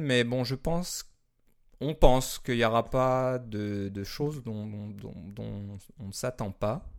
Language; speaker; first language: French; native; French